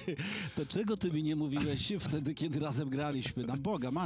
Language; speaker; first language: Polish; native; Polish